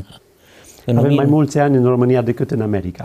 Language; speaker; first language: Romanian; non-native, fluent; English